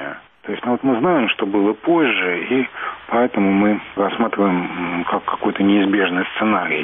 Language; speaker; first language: Russian; native; Russian